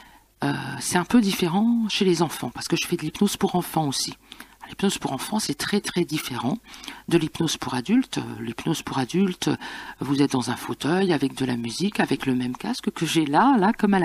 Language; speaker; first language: French; native; French